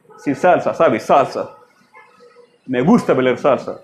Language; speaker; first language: Spanish; non-native, fluent; Swahili